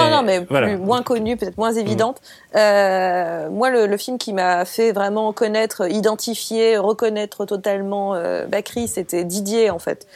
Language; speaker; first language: French; native; French